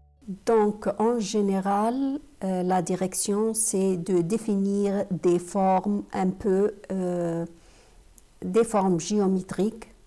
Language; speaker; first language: French; non-native, fluent; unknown